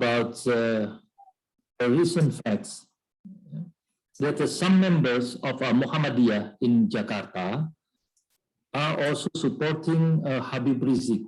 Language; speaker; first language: English; non-native, learner; Indonesian